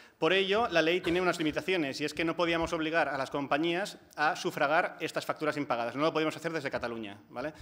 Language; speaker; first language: Spanish; non-native, local second language; Catalan